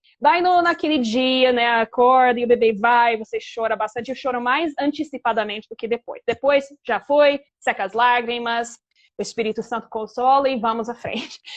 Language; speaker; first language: Portuguese; non-native, fluent; English